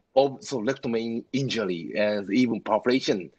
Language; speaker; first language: English; non-native, fluent; Japanese